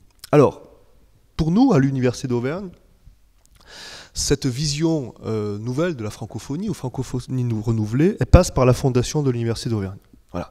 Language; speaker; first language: French; native; French